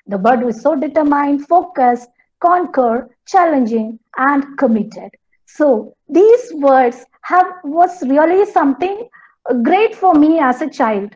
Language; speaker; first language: English; non-native, local second language; Malayalam